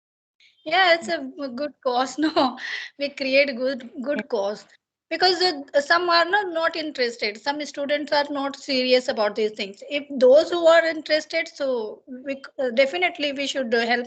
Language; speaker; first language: English; non-native, learner; Hindi